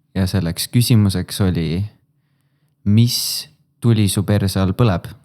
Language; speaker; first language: Estonian; native; Estonian